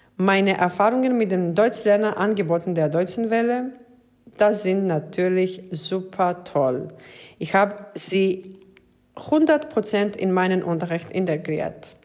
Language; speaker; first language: German; non-native, fluent; Greek